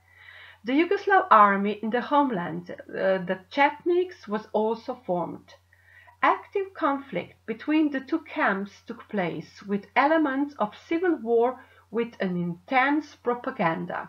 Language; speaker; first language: English; non-native, fluent; Slovenian